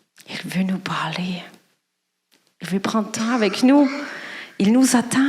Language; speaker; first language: French; non-native, fluent; German